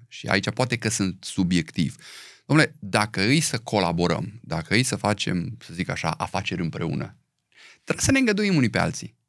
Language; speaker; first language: Romanian; native; Romanian